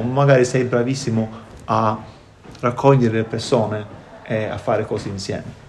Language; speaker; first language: Italian; non-native, fluent; Norwegian